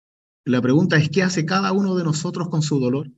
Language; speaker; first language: Spanish; native; Spanish